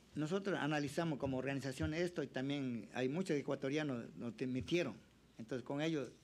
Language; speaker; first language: Spanish; non-native, local second language; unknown